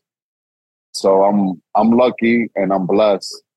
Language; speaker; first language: English; early bilingual, other home language; Spanish